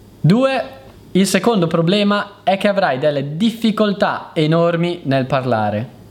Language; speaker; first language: Italian; native; Italian